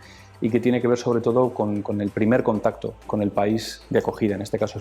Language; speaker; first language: Spanish; native; Spanish